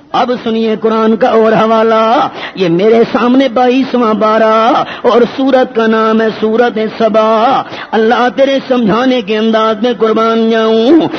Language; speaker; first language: Urdu; non-native, local second language; Pashto